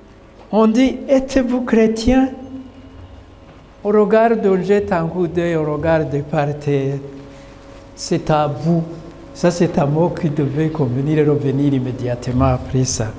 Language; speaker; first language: French; non-native, local second language; Rundi